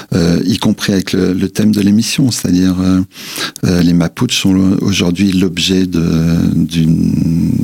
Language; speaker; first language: French; native; French